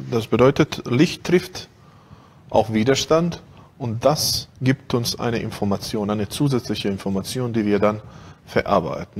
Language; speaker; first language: German; non-native, fluent; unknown